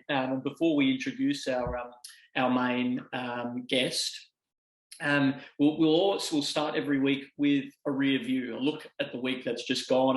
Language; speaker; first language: English; native; English